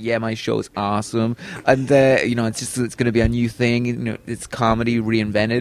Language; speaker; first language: English; native; English